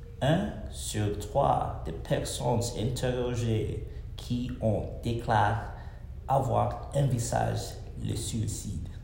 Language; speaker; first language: French; non-native, learner; English